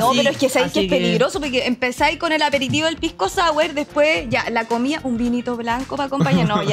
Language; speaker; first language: Spanish; native; Spanish